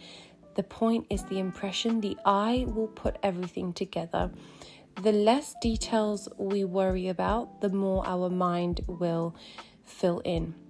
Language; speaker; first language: English; native; English